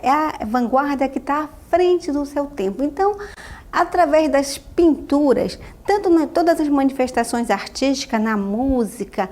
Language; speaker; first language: Portuguese; native; Portuguese